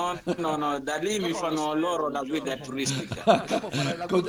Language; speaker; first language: Italian; non-native, learner; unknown